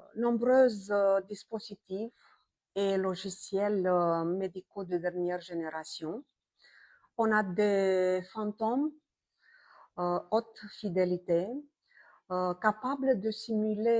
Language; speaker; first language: French; non-native, fluent; Romanian